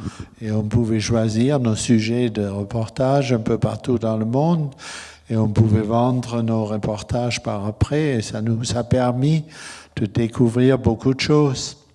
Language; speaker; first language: French; non-native, fluent; German